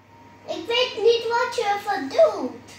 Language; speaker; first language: Dutch; early bilingual, heritage; Dutch